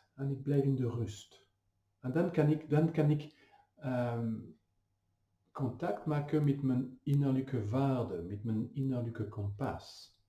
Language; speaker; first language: Dutch; non-native, fluent; French